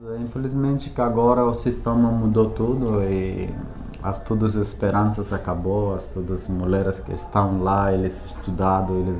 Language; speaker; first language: Portuguese; non-native, learner; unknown